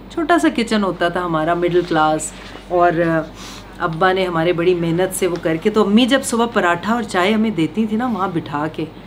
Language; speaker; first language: Urdu; non-native, local second language; Punjabi